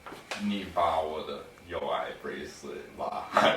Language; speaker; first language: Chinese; non-native, learner; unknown